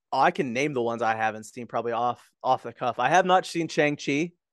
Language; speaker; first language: English; native; English